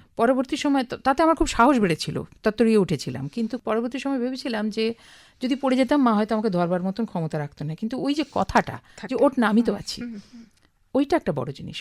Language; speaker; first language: Bangla; native; Bangla